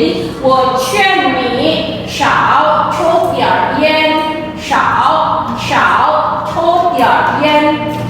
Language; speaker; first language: Chinese; non-native, fluent; Indonesian